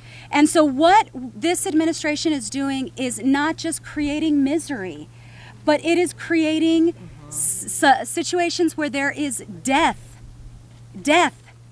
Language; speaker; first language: English; early bilingual, other home language; Spanish